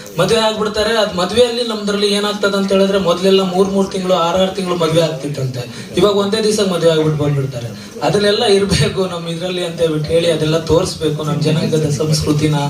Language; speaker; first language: Kannada; non-native, local second language; Lambadi